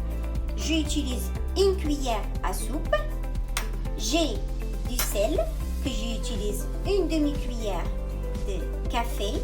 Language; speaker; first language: French; non-native, local second language; Arabic